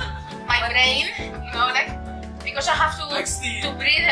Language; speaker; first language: English; non-native, learner; Indonesian